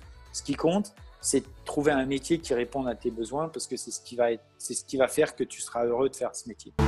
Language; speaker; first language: French; native; French